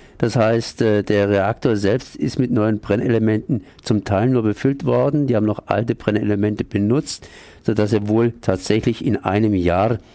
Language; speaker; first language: German; native; German